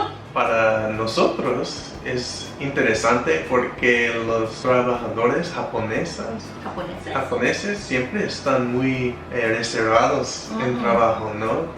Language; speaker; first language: Spanish; non-native, fluent; English